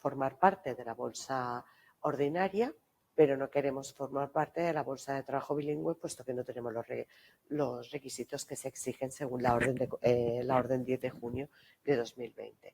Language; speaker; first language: Spanish; native; Spanish